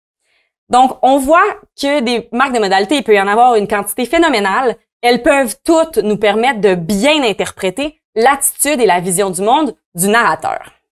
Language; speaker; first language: French; native; French